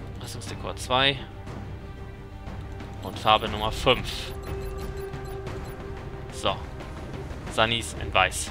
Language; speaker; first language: German; native; German